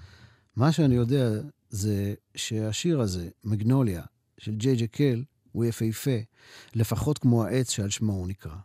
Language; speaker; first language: Hebrew; native; Hebrew